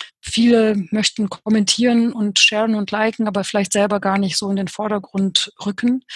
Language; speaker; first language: German; early bilingual, other home language; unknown